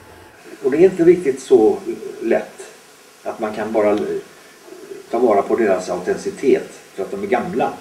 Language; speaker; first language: Swedish; native; Swedish